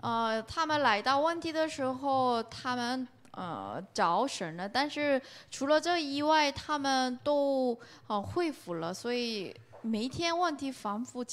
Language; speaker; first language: Chinese; non-native, learner; Korean